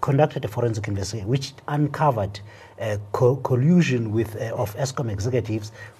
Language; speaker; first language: English; non-native, local second language; Xhosa